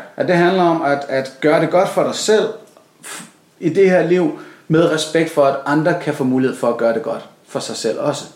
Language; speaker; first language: Danish; native; Danish